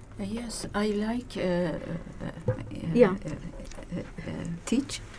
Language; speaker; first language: English; non-native, learner; Persian